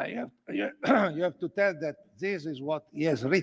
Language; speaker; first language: English; non-native, learner; Italian